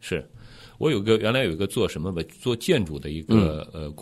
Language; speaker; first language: Chinese; native; Chinese